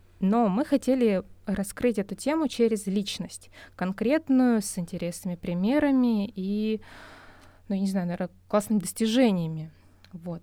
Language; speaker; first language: Russian; native; Russian